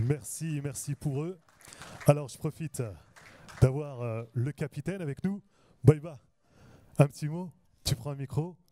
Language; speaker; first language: French; native; French